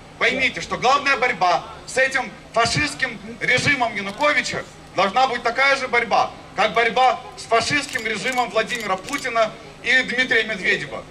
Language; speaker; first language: Russian; native; Russian